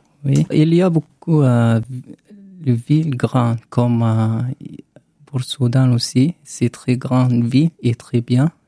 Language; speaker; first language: French; non-native, learner; Arabic